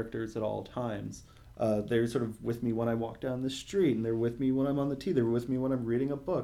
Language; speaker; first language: English; native; English